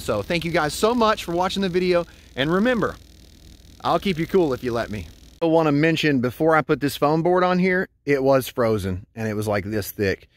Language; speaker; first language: English; native; English